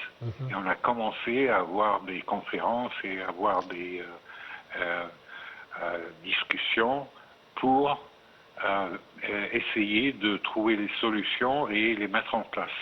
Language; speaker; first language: French; non-native, fluent; Arabic